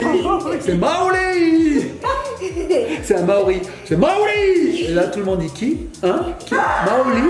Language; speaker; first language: French; native; French